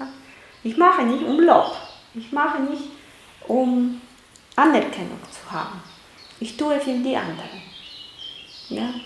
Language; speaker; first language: German; non-native, fluent; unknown